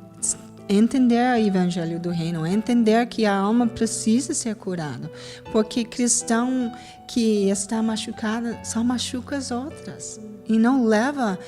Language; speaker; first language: Portuguese; non-native, fluent; English